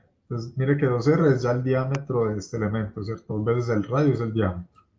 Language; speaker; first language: Spanish; native; Spanish